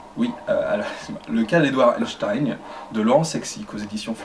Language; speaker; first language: French; native; French